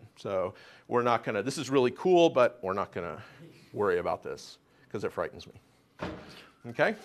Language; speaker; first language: English; native; English